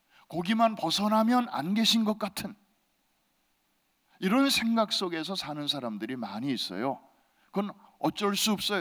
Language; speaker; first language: Korean; native; Korean